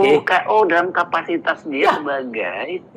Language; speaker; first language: Indonesian; native; Indonesian